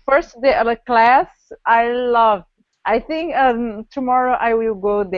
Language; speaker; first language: English; non-native, learner; Portuguese